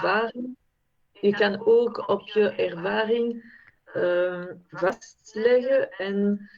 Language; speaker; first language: Dutch; non-native, fluent; French